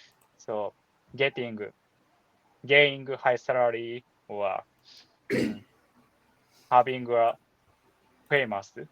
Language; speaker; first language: English; non-native, learner; Japanese